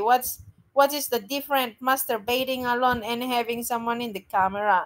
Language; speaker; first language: English; non-native, local second language; Filipino